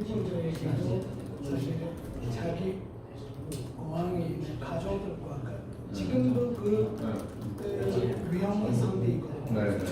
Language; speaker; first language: Korean; non-native, learner; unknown